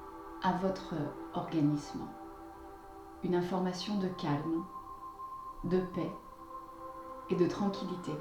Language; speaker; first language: French; native; French